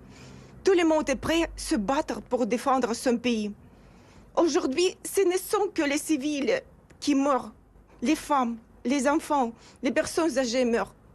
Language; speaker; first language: French; non-native, fluent; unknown